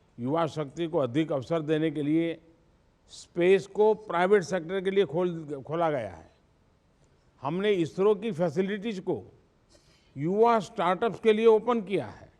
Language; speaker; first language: Hindi; non-native, local second language; Gujarati